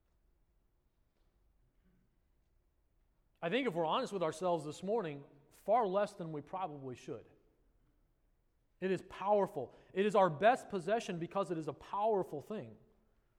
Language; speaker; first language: English; native; English